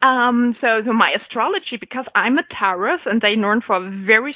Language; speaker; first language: English; non-native, fluent; German